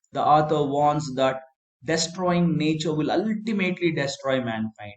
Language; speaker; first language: English; non-native, local second language; Telugu